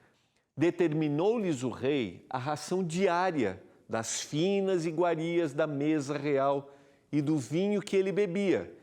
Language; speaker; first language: Portuguese; native; Portuguese